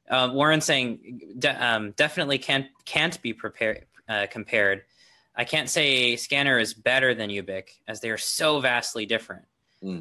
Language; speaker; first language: English; native; English